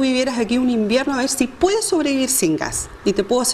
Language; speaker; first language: Spanish; native; Spanish